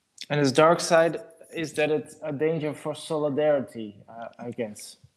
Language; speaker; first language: English; non-native, fluent; Dutch